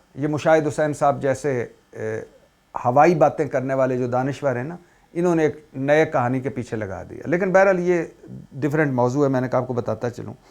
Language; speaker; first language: Urdu; native; Urdu